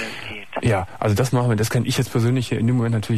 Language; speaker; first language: German; native; German